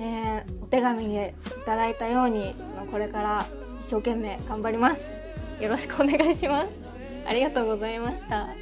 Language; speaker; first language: Japanese; native; Japanese